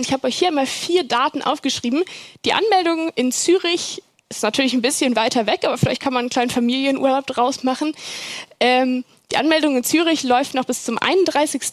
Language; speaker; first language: German; native; German